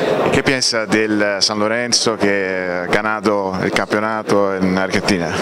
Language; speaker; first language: Spanish; non-native, learner; Italian